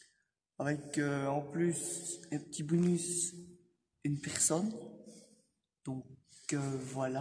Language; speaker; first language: French; native; French